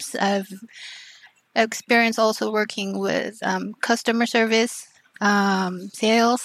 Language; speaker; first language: English; non-native, local second language; Filipino